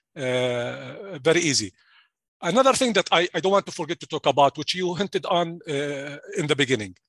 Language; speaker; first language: English; non-native, fluent; Arabic